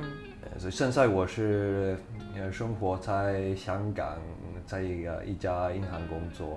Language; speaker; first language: Chinese; non-native, fluent; Swedish